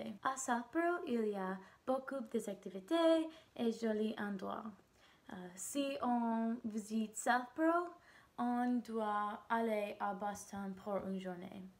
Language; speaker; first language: French; non-native, learner; English